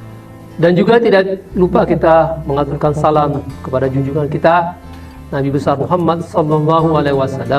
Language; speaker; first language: Indonesian; native; Indonesian